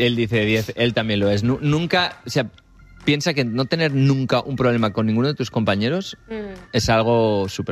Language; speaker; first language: Spanish; native; Spanish